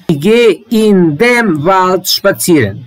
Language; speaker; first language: German; non-native, learner; Serbian